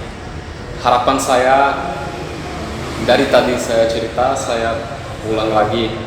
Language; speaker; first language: Indonesian; non-native, fluent; Portuguese